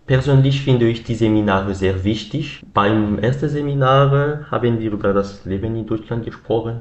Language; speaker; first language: German; non-native, learner; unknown